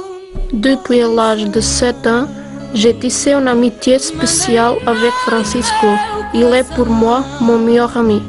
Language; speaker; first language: French; non-native, learner; Portuguese